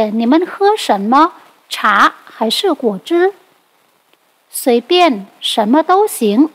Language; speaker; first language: Chinese; non-native, fluent; Vietnamese